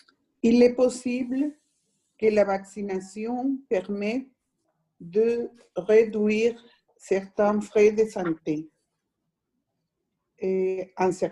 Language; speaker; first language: French; non-native, fluent; Spanish